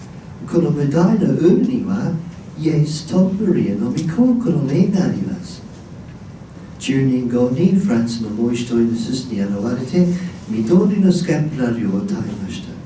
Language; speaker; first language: Japanese; non-native, fluent; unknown